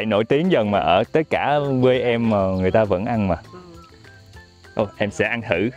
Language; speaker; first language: Vietnamese; native; Vietnamese